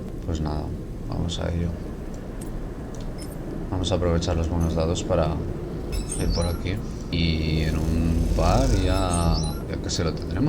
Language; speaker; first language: Spanish; native; Spanish